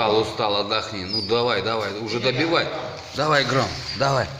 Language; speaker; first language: Russian; native; Russian